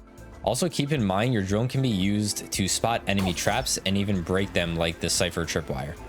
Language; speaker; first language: English; native; English